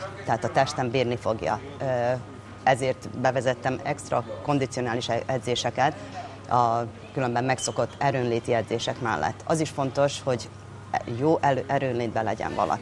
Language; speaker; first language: Hungarian; native; Hungarian